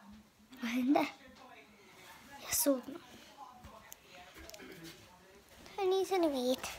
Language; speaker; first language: Swedish; early bilingual, other home language; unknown